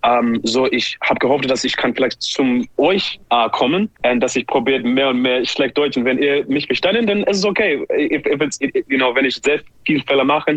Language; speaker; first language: German; non-native, learner; English